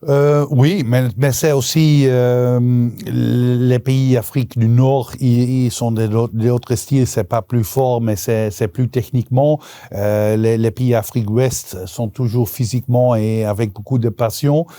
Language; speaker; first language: French; non-native, local second language; Dutch